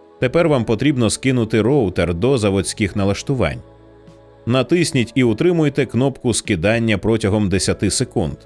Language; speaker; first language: Ukrainian; native; Ukrainian